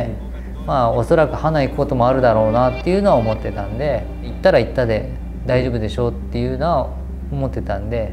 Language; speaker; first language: Japanese; native; Japanese